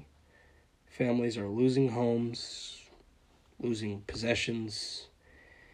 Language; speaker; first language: English; native; English